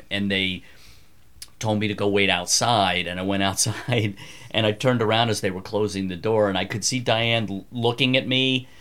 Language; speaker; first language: English; native; English